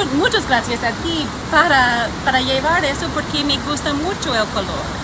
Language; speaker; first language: Spanish; non-native, learner; English